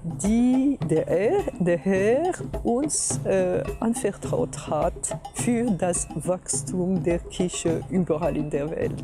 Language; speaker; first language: German; non-native, fluent; French